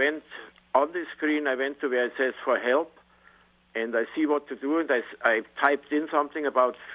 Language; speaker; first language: English; non-native, fluent; German